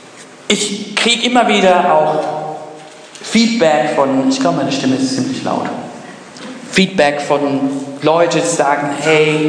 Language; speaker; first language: German; non-native, fluent; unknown